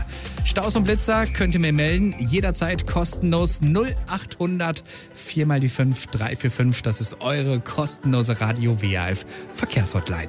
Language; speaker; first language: German; native; German